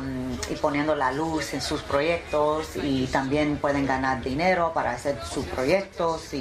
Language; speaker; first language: Spanish; early bilingual, heritage; English